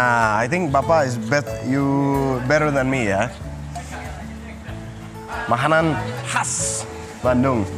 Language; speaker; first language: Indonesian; non-native, learner; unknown